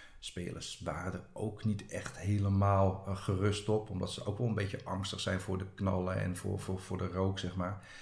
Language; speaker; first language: Dutch; native; Dutch